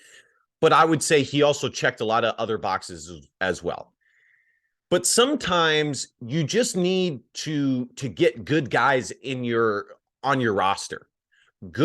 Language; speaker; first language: English; native; English